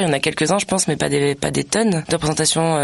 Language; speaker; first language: French; native; French